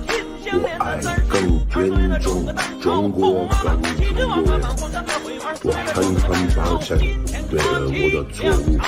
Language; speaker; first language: Chinese; non-native, learner; English